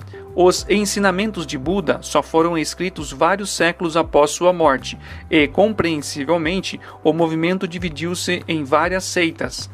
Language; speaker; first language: Portuguese; native; Portuguese